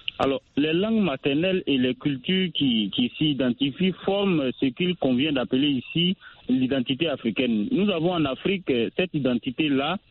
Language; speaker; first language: French; non-native, local second language; Mossi